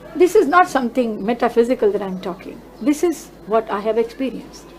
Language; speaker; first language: English; non-native, local second language; Hindi